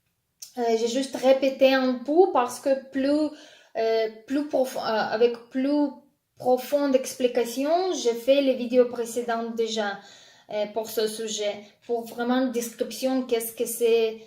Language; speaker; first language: French; non-native, fluent; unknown